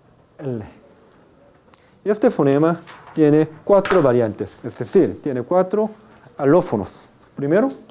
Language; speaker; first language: Spanish; non-native, fluent; Korean